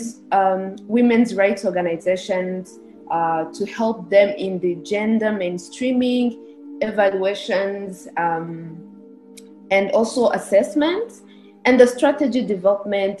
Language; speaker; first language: English; non-native, local second language; Kinyarwanda